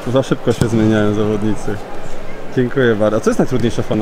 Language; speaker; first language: Polish; native; Polish